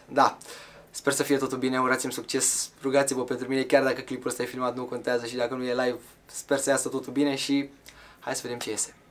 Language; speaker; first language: Romanian; native; Romanian